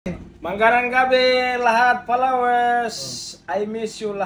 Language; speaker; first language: Filipino; non-native, learner; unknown